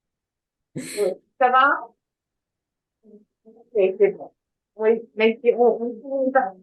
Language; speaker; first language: French; non-native, fluent; Chinese